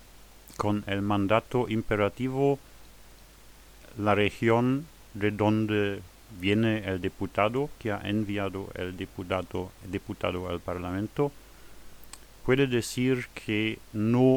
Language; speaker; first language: Spanish; non-native, fluent; German